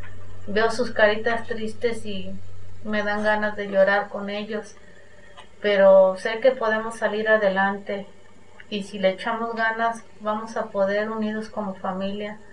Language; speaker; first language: Spanish; native; Spanish